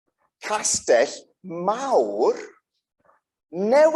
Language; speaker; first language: Welsh; non-native, local second language; English